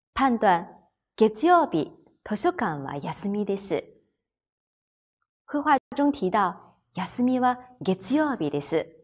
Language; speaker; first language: Japanese; non-native, fluent; Chinese